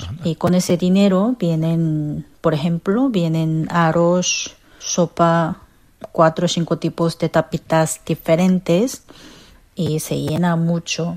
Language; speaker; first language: Spanish; non-native, learner; Korean